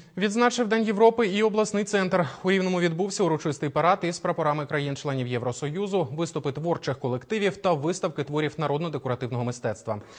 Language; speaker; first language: Ukrainian; native; Ukrainian